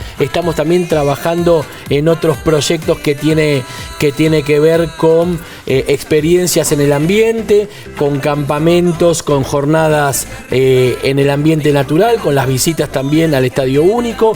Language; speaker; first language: Spanish; native; Spanish